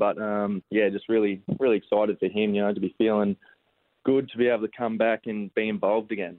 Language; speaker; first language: English; native; English